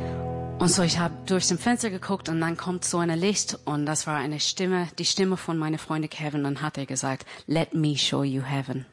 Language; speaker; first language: German; non-native, learner; English